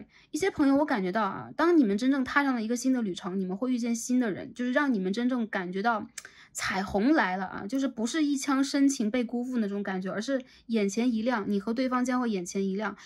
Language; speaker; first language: Chinese; native; Chinese